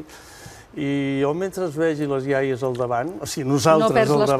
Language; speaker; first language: Catalan; native; Catalan